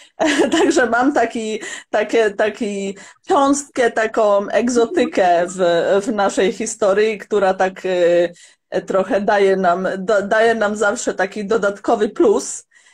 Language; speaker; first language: Polish; non-native, fluent; Croatian